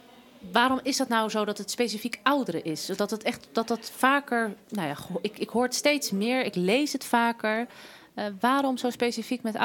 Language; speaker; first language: Dutch; native; Dutch